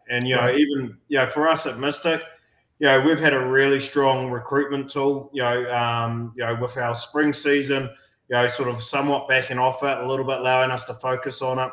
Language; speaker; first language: English; native; English